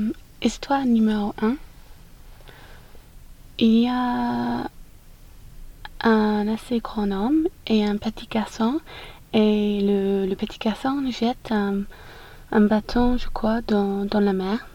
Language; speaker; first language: French; non-native, learner; English